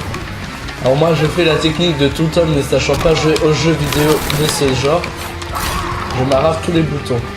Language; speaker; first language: French; native; French